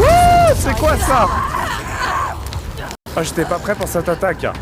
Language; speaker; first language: French; native; French